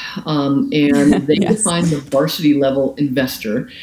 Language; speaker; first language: English; native; English